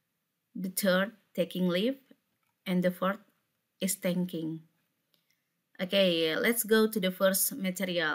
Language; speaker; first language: English; non-native, fluent; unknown